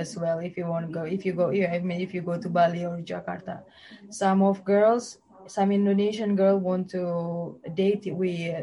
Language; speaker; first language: English; non-native, learner; Indonesian